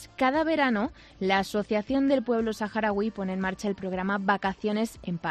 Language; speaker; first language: Spanish; native; Spanish